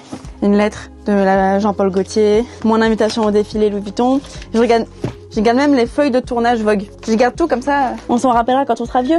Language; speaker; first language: French; native; French